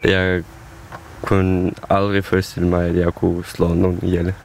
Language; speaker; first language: Danish; non-native, fluent; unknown